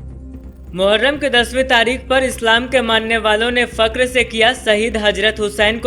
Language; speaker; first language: Hindi; native; Hindi